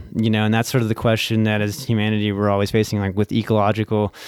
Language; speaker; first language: English; native; English